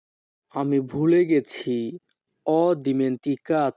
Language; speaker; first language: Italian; non-native, fluent; Bangla